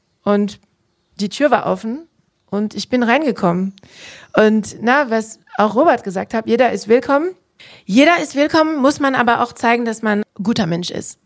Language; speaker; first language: German; non-native, fluent; French